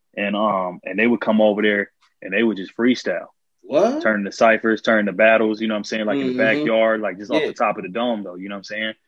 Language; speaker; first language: English; native; English